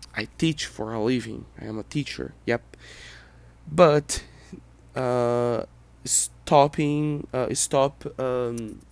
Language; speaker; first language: English; non-native, fluent; Portuguese